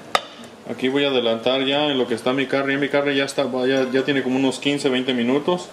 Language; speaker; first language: Spanish; native; Spanish